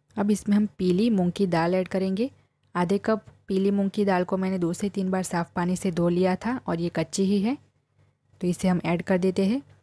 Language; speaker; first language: Hindi; non-native, local second language; Gujarati